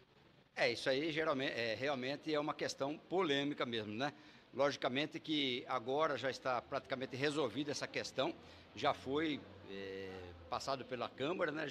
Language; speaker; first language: Portuguese; native; Portuguese